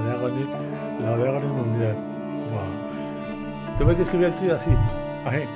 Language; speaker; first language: Spanish; native; Spanish